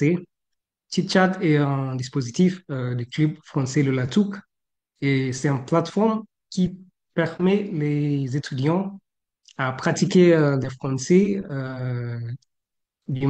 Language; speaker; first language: French; non-native, fluent; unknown